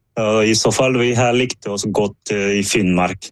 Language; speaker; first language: Norwegian; non-native, fluent; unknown